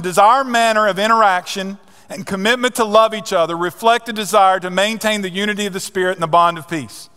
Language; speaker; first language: English; native; English